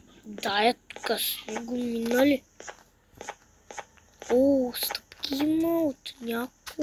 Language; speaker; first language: Bulgarian; non-native, local second language; Turkish